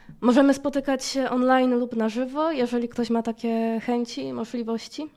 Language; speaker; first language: Polish; native; Polish